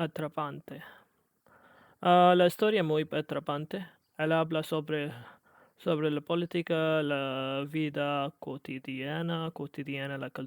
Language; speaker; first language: Spanish; non-native, learner; English